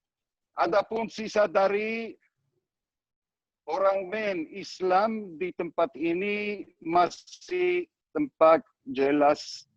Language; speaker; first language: Indonesian; non-native, learner; Hebrew